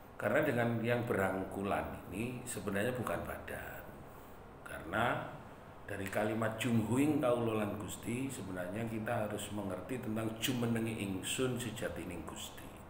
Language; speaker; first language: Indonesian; native; Indonesian